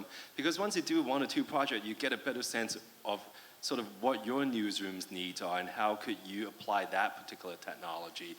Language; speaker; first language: English; non-native, fluent; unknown